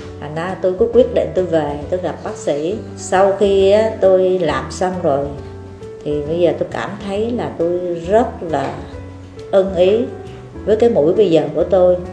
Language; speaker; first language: Vietnamese; native; Vietnamese